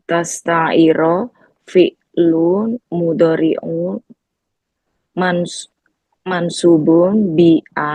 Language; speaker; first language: Arabic; non-native, learner; Indonesian